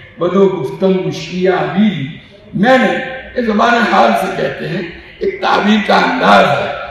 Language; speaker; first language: Urdu; non-native, local second language; Gujarati